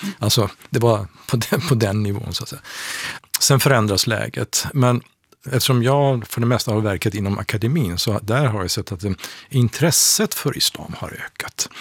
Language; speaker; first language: Swedish; non-native, fluent; Persian